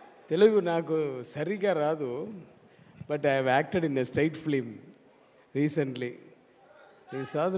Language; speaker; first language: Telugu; non-native, learner; Tamil